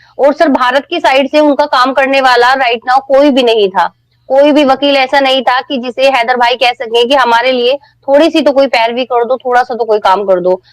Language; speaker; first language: Hindi; native; Hindi